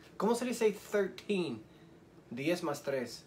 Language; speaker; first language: Spanish; early bilingual, heritage; Spanish